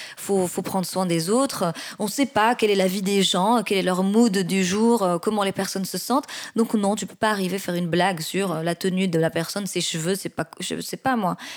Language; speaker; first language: French; non-native, local second language; Arabic